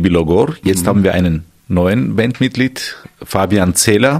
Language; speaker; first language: German; non-native, fluent; Armenian